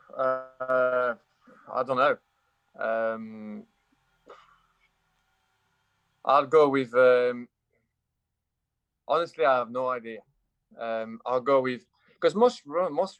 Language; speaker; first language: English; non-native, fluent; French